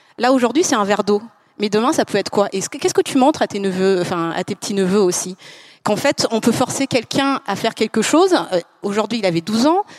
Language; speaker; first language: French; native; French